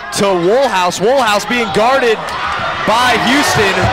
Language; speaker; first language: English; native; English